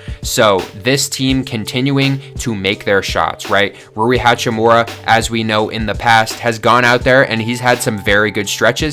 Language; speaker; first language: English; native; English